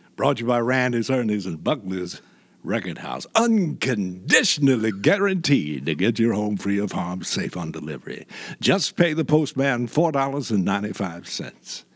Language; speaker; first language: English; native; English